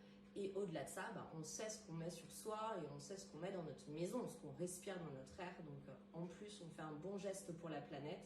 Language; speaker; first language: French; native; French